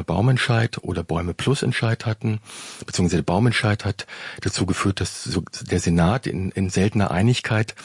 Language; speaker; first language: German; native; German